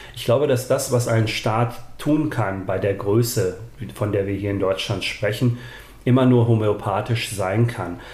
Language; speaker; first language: German; early bilingual, other home language; Bosnian